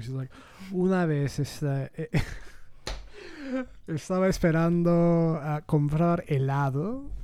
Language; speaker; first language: Spanish; non-native, learner; English